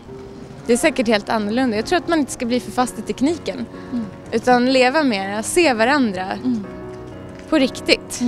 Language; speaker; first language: Swedish; native; Swedish